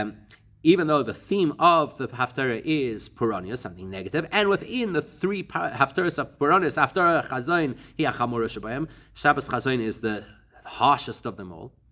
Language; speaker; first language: English; native; English